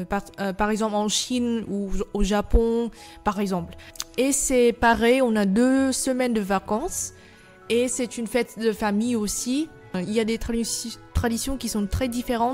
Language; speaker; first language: French; non-native, fluent; Vietnamese